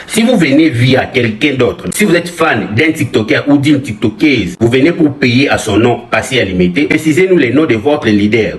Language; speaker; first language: French; non-native, local second language; Lingala